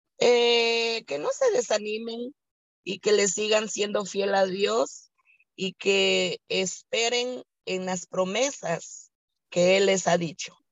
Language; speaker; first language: Spanish; native; Spanish